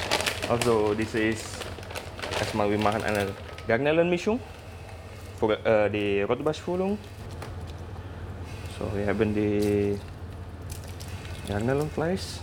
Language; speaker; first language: German; non-native, learner; Indonesian